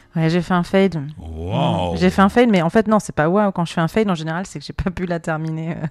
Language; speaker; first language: French; native; French